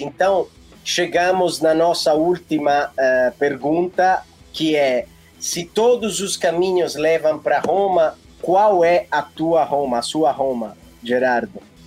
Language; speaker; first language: Portuguese; non-native, fluent; Italian